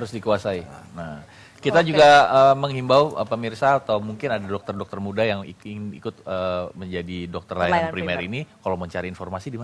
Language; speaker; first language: Indonesian; native; Indonesian